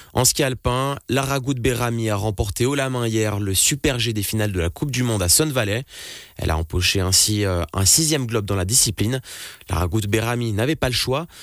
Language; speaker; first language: French; native; French